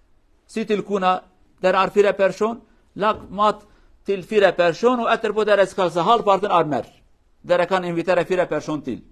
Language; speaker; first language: Norwegian; non-native, learner; Kurdish